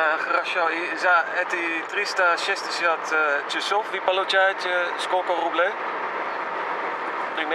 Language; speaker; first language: Russian; non-native, fluent; Dutch